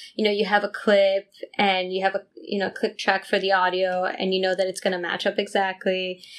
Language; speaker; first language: English; non-native, fluent; Italian